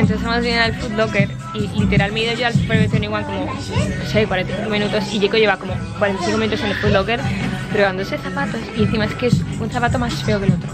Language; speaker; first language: Spanish; native; Spanish